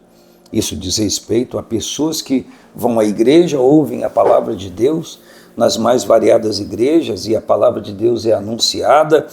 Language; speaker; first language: Portuguese; native; Portuguese